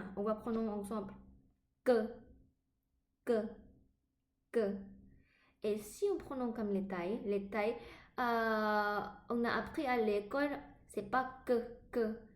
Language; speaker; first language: French; non-native, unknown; Thai